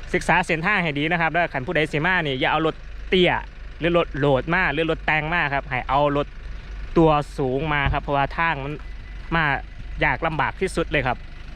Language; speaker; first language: Thai; native; Thai